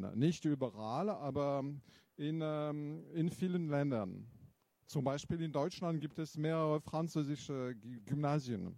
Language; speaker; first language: German; non-native, fluent; French